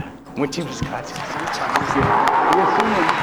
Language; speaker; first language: Spanish; non-native, learner; English